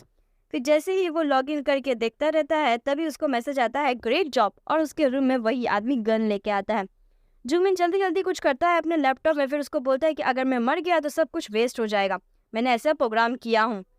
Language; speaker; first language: Hindi; native; Hindi